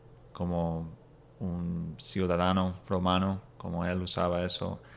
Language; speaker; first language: Spanish; non-native, fluent; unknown